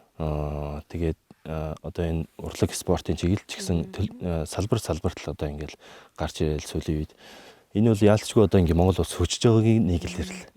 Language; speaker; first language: Mongolian; native; Mongolian